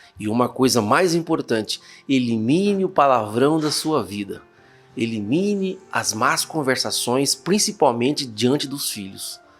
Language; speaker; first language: Portuguese; native; Portuguese